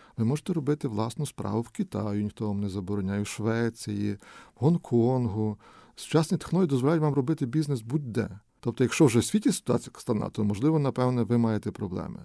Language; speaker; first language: Ukrainian; native; Ukrainian